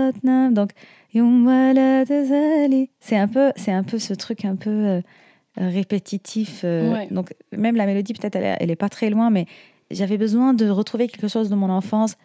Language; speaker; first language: French; non-native, fluent; Arabic